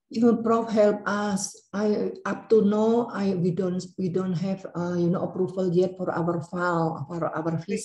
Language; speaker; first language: English; non-native, learner; Indonesian